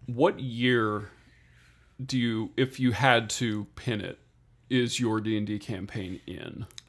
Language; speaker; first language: English; native; English